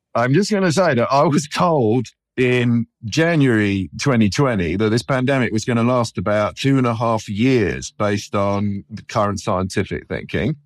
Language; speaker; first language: English; native; English